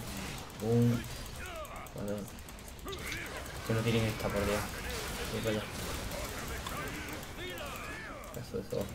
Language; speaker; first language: Spanish; native; Spanish